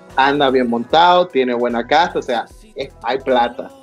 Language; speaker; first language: Spanish; native; Spanish